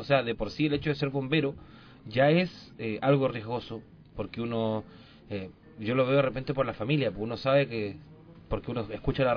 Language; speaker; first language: Spanish; native; Spanish